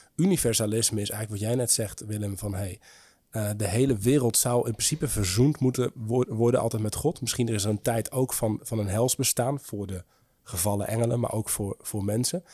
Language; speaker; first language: Dutch; native; Dutch